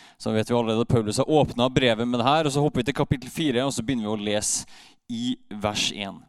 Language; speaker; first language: Norwegian; native; Norwegian